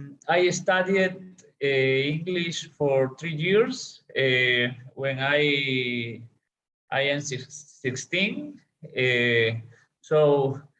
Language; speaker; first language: English; non-native, learner; Spanish